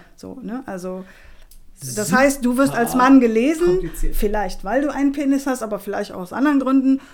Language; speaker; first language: German; non-native, fluent; Spanish